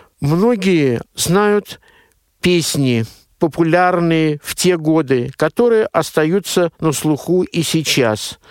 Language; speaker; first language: Russian; native; Russian